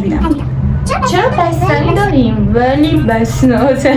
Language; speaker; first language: Persian; native; Persian